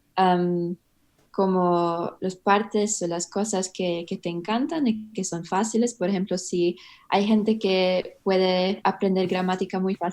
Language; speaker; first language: Spanish; early bilingual, heritage; English